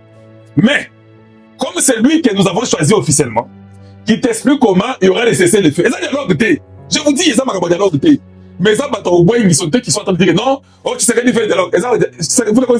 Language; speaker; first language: French; non-native, local second language; Lingala